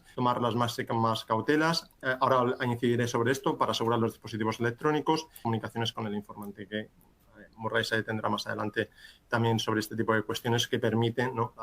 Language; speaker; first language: Spanish; native; Spanish